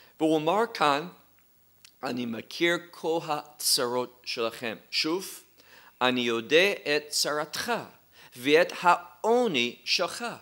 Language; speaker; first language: Hebrew; non-native, fluent; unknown